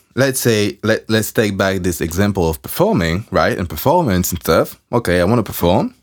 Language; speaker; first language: English; non-native, fluent; French